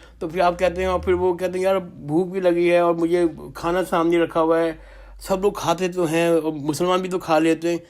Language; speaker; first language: Urdu; native; Urdu